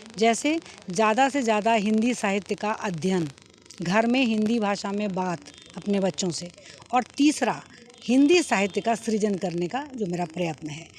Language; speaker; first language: Hindi; native; Hindi